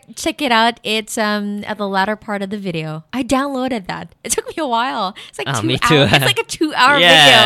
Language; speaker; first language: English; non-native, local second language; Filipino